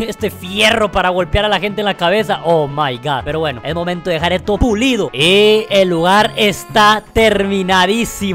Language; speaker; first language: Spanish; native; Spanish